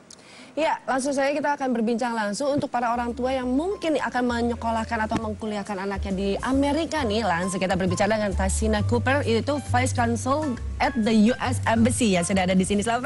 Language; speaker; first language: Indonesian; native; Indonesian